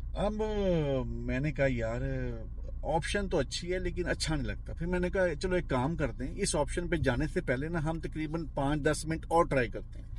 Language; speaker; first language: Urdu; non-native, local second language; Punjabi